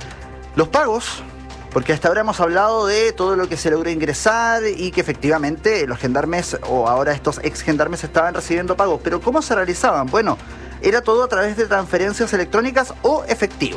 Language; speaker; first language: Spanish; native; Spanish